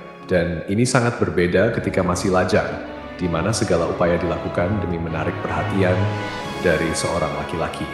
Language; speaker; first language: Indonesian; native; Indonesian